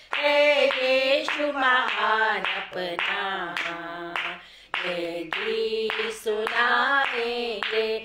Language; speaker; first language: Hindi; non-native, local second language; Gujarati